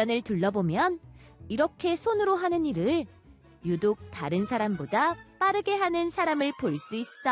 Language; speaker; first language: Korean; native; Korean